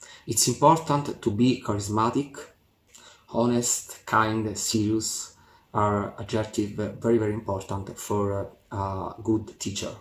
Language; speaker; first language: English; non-native, learner; Italian